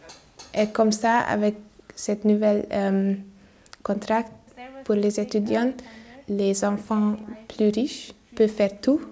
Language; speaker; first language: French; non-native, learner; Hungarian